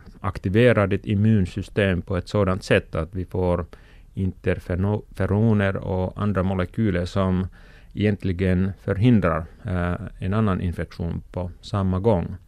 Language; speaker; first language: Swedish; non-native, local second language; Finnish